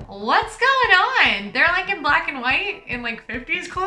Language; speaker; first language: English; native; English